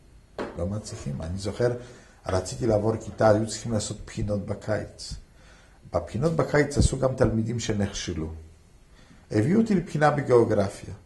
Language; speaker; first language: Hebrew; non-native, fluent; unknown